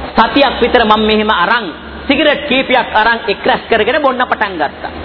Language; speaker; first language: Sinhala; non-native, local second language; Tamil